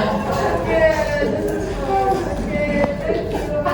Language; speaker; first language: English; non-native, learner; Indonesian